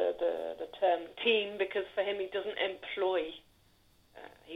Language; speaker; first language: English; native; English